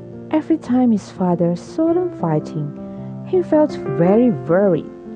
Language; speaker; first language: English; non-native, fluent; Indonesian